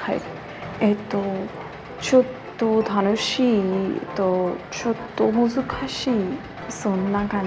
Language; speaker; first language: Japanese; non-native, learner; Hindi